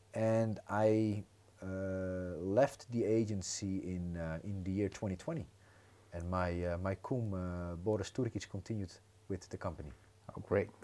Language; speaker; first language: English; non-native, fluent; Dutch